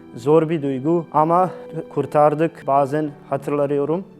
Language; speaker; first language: Turkish; non-native, learner; Bosnian